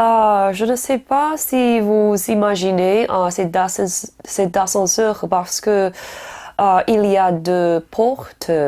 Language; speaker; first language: French; non-native, learner; Chinese